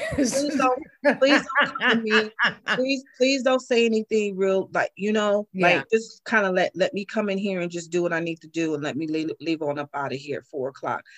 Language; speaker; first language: English; native; English